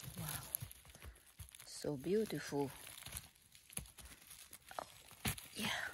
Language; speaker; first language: English; non-native, learner; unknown